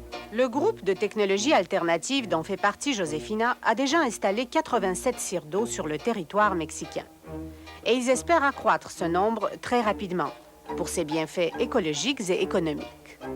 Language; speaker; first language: French; native; French